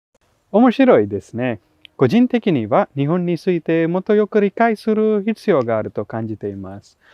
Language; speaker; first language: Japanese; non-native, fluent; Tamil